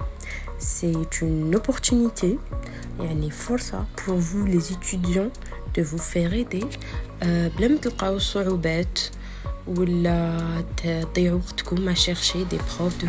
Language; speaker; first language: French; non-native, local second language; Arabic